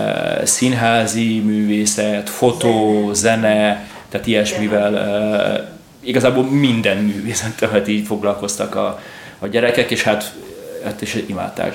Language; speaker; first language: Hungarian; native; Hungarian